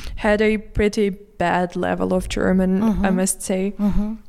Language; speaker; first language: English; non-native, fluent; Russian